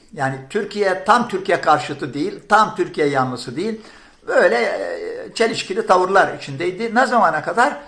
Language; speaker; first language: Turkish; non-native, fluent; Arabic